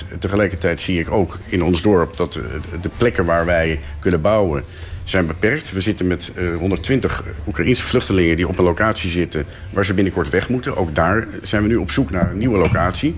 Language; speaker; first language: Dutch; native; Dutch